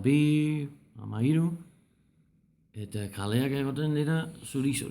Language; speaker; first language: Basque; non-native, learner; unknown